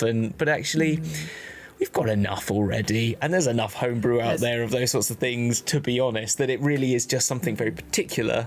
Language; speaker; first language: English; native; English